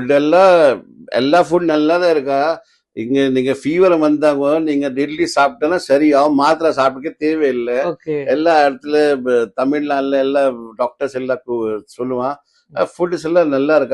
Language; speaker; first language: Tamil; non-native, fluent; Hindi